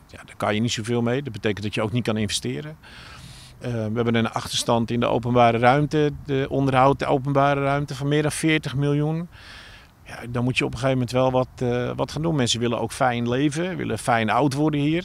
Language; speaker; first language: Dutch; native; Dutch